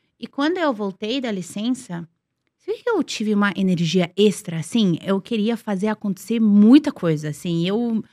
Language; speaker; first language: Portuguese; non-native, fluent; Serbian